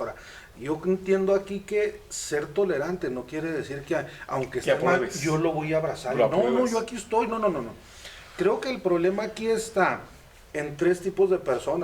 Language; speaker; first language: Spanish; native; Spanish